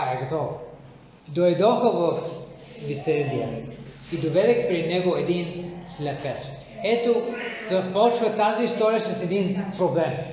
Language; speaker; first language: Bulgarian; non-native, fluent; English